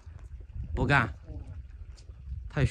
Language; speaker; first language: Chinese; native; Chinese